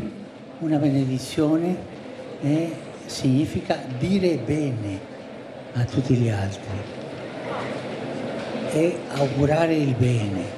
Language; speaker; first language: Italian; non-native, fluent; Spanish